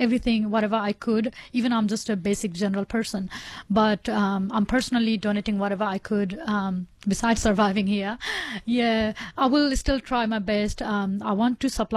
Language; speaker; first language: English; non-native, local second language; Nepali